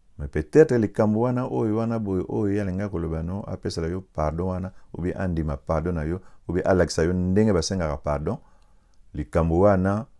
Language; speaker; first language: Lingala; non-native, local second language; Kongo